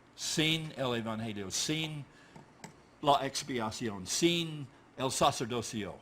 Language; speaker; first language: Spanish; non-native, learner; English